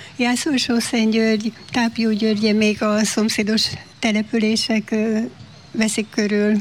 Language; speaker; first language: Hungarian; native; Hungarian